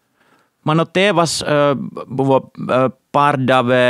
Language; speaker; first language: Lithuanian; non-native, fluent; Finnish